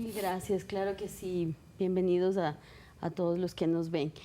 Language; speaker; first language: Spanish; native; Spanish